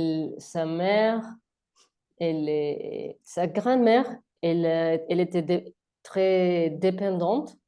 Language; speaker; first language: French; non-native, learner; Spanish